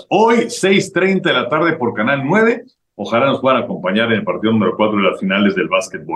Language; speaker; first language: Spanish; native; Spanish